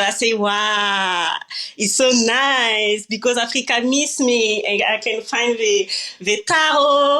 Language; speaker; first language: English; non-native, learner; French